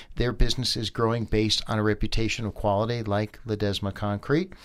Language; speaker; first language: English; native; English